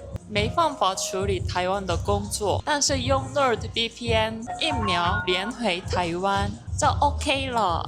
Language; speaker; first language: Chinese; non-native, learner; Korean